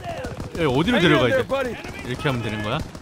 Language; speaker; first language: Korean; native; Korean